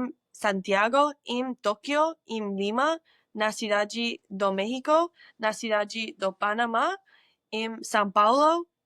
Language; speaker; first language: Portuguese; non-native, learner; English